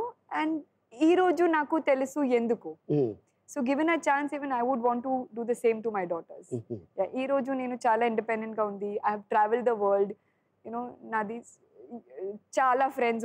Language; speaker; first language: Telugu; non-native, learner; Sindhi